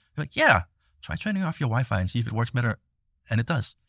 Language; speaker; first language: English; non-native, fluent; Danish